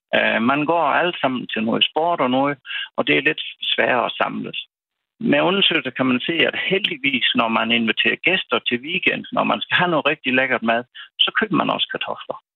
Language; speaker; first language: Danish; native; Danish